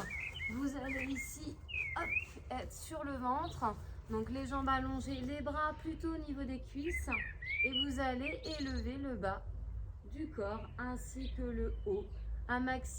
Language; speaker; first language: French; native; French